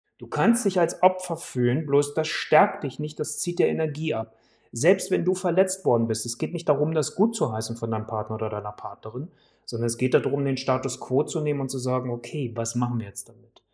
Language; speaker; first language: German; native; German